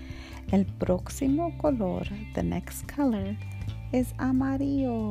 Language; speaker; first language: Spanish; early bilingual, heritage; Spanish